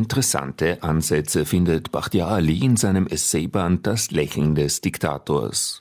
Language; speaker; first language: German; native; German